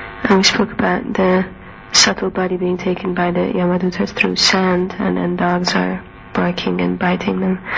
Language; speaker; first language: English; non-native, fluent; Hungarian